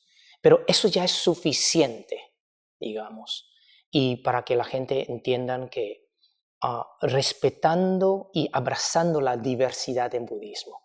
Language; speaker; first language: Spanish; non-native, fluent; Chinese